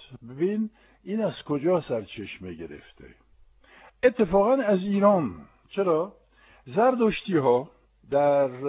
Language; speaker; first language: Persian; non-native, fluent; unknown